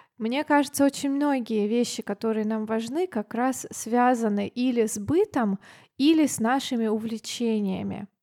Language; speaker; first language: Russian; native; Russian